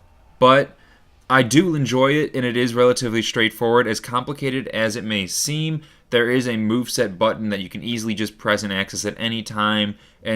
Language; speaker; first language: English; native; English